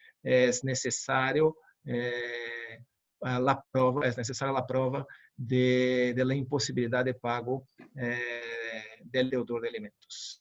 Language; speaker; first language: Spanish; non-native, fluent; Portuguese